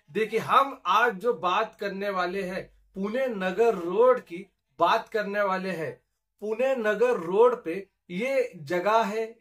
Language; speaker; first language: Hindi; non-native, local second language; Marathi